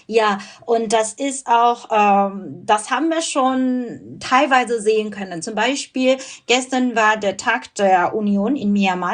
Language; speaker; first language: German; non-native, fluent; Burmese